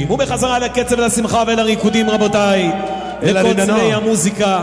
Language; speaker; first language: Hebrew; native; Hebrew